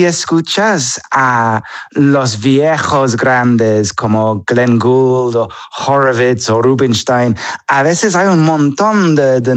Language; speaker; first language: Spanish; non-native, fluent; English